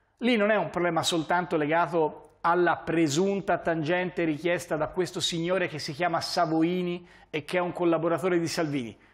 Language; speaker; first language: Italian; native; Italian